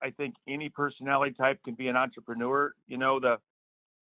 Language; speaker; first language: English; native; English